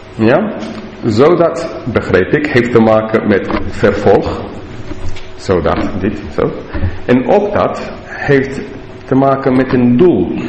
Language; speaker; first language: Dutch; non-native, learner; English